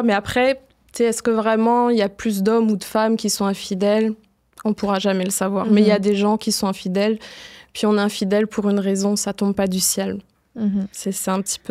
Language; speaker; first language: French; native; French